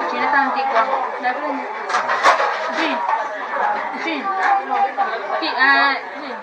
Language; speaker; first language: Italian; non-native, learner; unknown